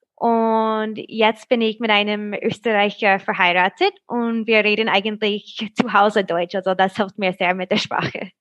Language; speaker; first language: German; non-native, fluent; English